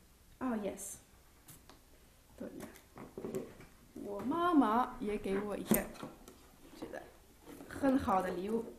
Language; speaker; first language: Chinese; non-native, learner; German